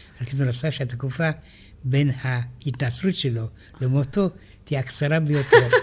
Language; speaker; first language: Hebrew; non-native, fluent; Romanian